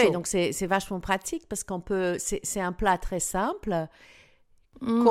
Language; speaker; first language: French; non-native, fluent; English